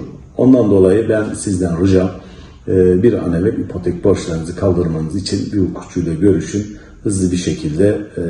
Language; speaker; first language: Turkish; native; Turkish